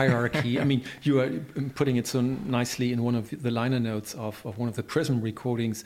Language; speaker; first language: English; non-native, fluent; German